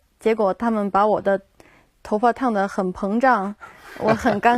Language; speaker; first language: Chinese; non-native, learner; Japanese